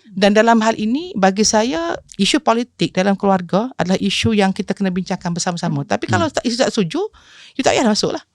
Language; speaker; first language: Malay; native; Malay